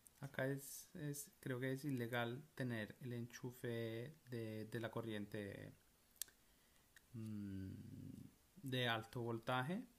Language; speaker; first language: Spanish; non-native, fluent; Italian